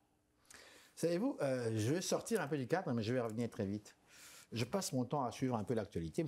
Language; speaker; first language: French; non-native, local second language; Lingala